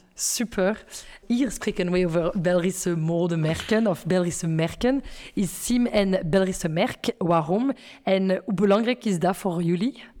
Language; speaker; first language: Dutch; non-native, fluent; French